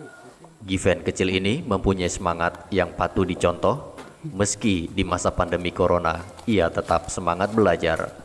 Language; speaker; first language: Indonesian; native; Indonesian